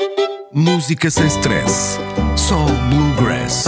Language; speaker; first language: Portuguese; native; Portuguese